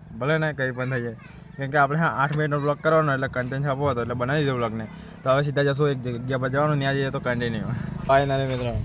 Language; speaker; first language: Gujarati; native; Gujarati